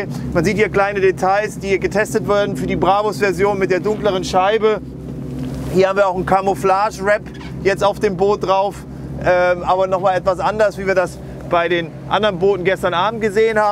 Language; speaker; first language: German; native; German